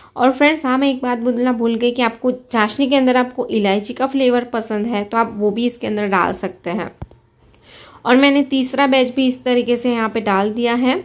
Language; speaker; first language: Hindi; non-native, local second language; Gujarati